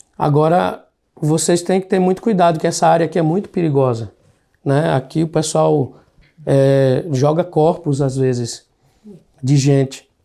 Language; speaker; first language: Portuguese; native; Portuguese